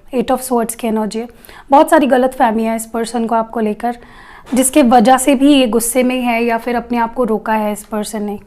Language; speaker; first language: Hindi; non-native, local second language; Marathi